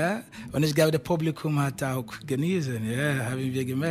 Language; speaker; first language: German; non-native, fluent; Akan